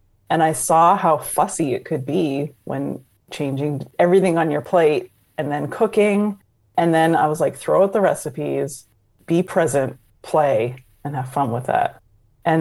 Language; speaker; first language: English; native; English